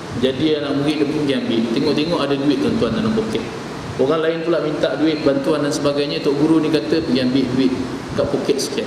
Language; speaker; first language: Malay; native; Malay